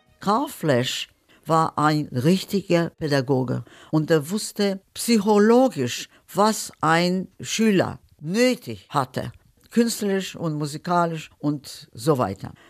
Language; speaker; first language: German; non-native, fluent; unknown